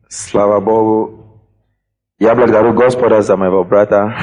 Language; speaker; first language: Russian; non-native, fluent; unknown